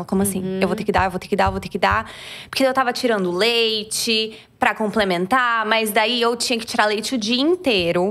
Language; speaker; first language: Portuguese; native; Portuguese